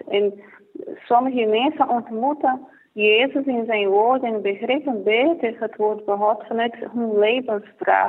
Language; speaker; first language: Dutch; non-native, fluent; Portuguese